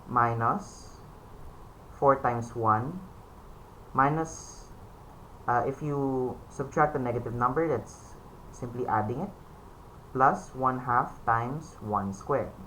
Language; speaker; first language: English; non-native, local second language; Filipino